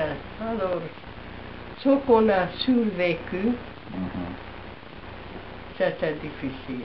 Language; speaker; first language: French; non-native, fluent; Hungarian